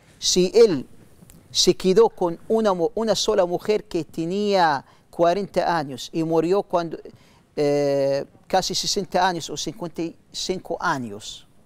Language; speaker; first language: Spanish; non-native, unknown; Arabic